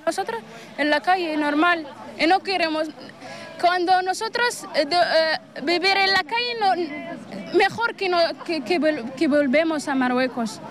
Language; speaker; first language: Spanish; non-native, learner; Arabic